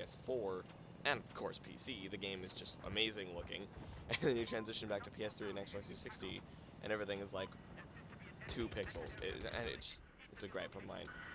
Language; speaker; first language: English; native; English